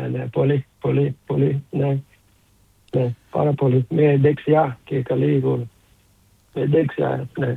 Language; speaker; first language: Greek; non-native, learner; Portuguese